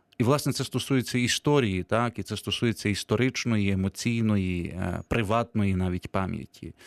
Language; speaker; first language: Ukrainian; native; Ukrainian